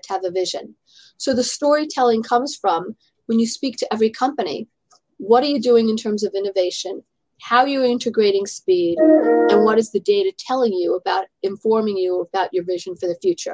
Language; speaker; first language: English; native; English